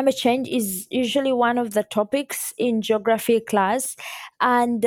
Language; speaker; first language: English; non-native, local second language; Ganda